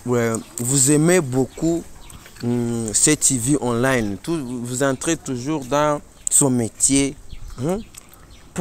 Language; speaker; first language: French; non-native, learner; Rundi